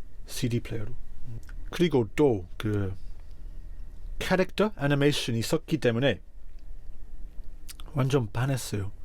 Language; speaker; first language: Korean; non-native, fluent; English